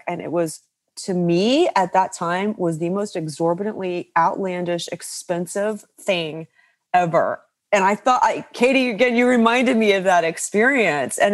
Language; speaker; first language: English; native; English